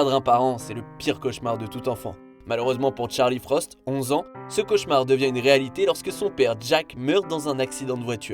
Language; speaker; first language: French; native; French